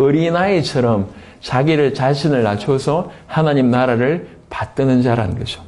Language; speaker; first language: Korean; native; Korean